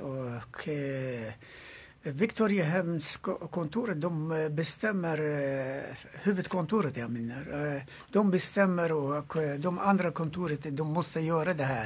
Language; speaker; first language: Swedish; non-native, fluent; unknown